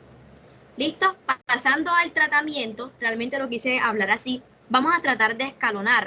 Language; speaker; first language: Spanish; native; Spanish